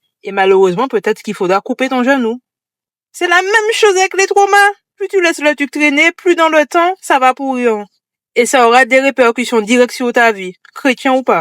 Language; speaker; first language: French; native; French